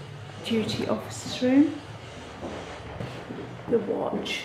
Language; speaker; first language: English; native; English